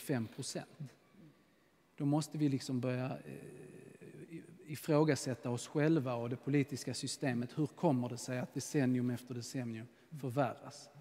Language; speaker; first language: Swedish; native; Swedish